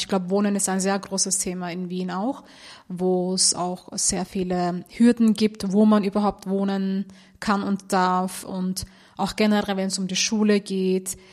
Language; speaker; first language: German; early bilingual, other home language; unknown